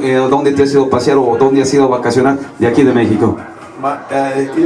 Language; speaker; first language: Spanish; native; Spanish